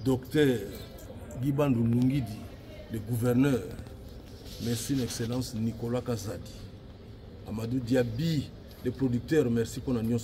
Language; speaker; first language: French; non-native, local second language; Lingala